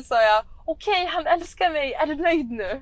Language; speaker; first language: Swedish; early bilingual, other home language; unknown